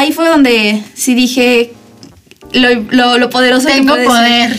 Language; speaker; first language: Spanish; native; Spanish